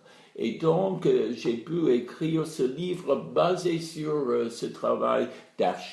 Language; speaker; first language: French; non-native, fluent; English